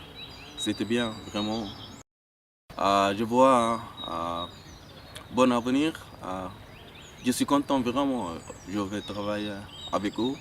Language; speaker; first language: French; non-native, learner; Arabic